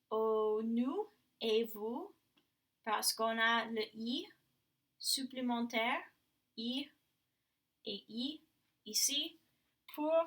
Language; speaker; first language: French; non-native, fluent; English